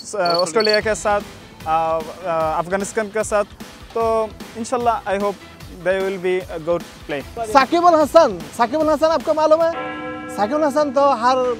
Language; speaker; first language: Hindi; non-native, fluent; Bangla